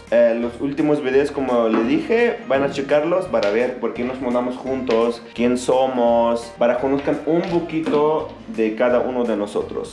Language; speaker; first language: Spanish; non-native, fluent; Arabic